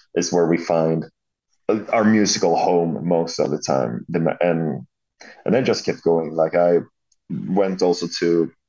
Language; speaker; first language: English; non-native, fluent; Swedish